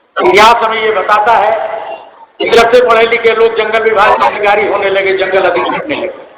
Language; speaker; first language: Hindi; non-native, local second language; Bhojpuri